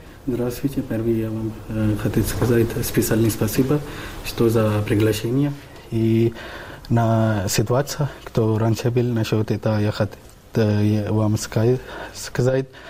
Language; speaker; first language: Russian; non-native, learner; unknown